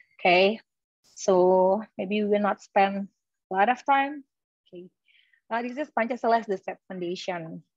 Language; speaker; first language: English; non-native, fluent; Indonesian